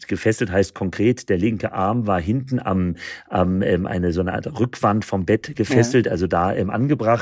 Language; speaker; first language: German; native; German